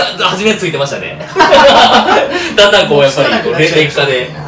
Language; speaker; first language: Japanese; native; Japanese